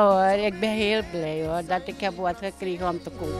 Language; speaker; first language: Dutch; non-native, local second language; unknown